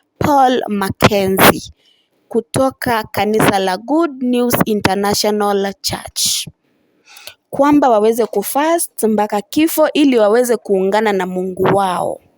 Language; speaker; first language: Swahili; non-native, local second language; Gusii